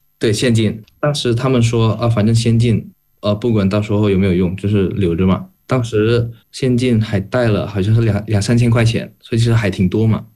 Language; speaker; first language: Chinese; early bilingual, heritage; Chinese